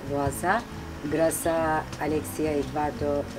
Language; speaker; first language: French; non-native, learner; Turkish